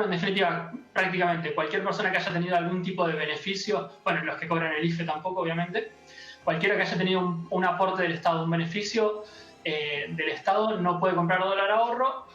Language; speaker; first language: Spanish; native; Spanish